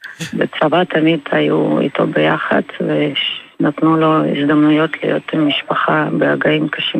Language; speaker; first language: Hebrew; non-native, fluent; Russian